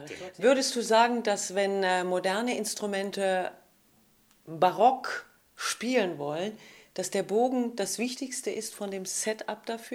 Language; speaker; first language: German; native; German